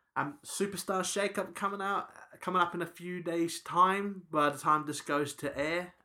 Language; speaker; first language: English; native; English